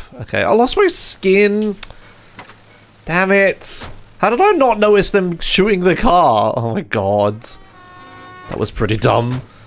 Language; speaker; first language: English; native; English